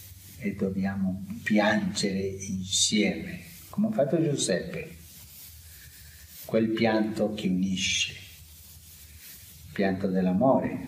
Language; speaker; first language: Italian; non-native, fluent; Spanish